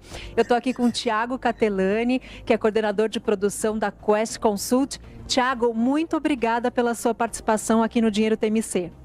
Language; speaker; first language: Portuguese; native; Portuguese